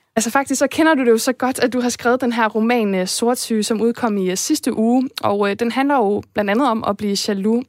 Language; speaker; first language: Danish; native; Danish